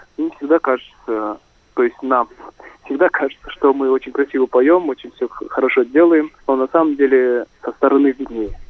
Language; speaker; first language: Russian; non-native, local second language; Kazakh